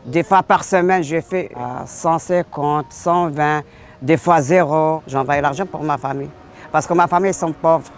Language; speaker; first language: French; non-native, learner; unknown